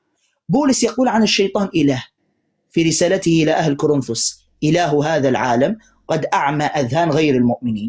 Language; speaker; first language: Arabic; native; Arabic